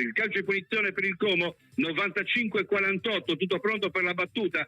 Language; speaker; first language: Italian; native; Italian